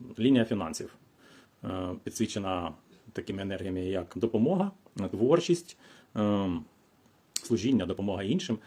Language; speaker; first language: Ukrainian; non-native, local second language; Russian